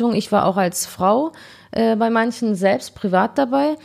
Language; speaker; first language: German; native; German